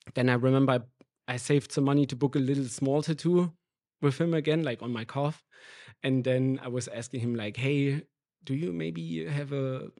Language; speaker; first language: English; non-native, fluent; German